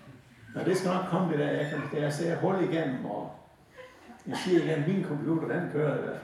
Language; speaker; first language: Danish; native; Danish